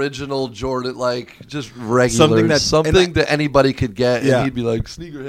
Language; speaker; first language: English; native; English